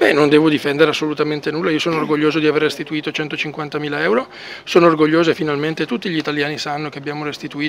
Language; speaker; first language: Italian; native; Italian